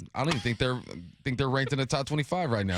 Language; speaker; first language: English; native; English